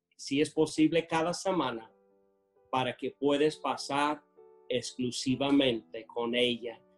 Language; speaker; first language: Spanish; non-native, fluent; English